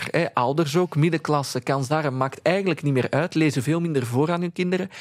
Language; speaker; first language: Dutch; early bilingual, other home language; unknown